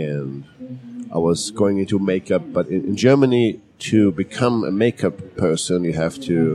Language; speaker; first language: English; non-native, fluent; German